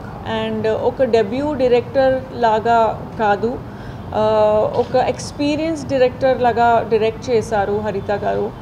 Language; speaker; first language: Telugu; non-native, fluent; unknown